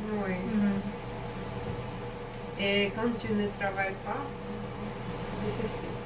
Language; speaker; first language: French; non-native, learner; Russian